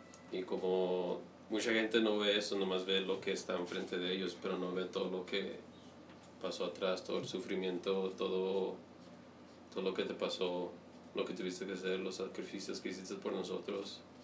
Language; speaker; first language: Spanish; early bilingual, heritage; Spanish